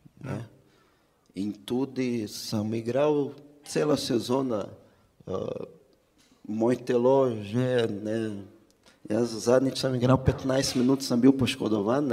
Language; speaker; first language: Slovenian; non-native, fluent; Portuguese